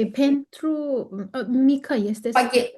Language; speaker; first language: Romanian; non-native, learner; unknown